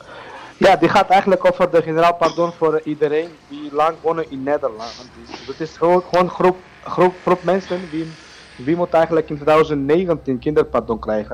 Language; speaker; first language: Dutch; non-native, learner; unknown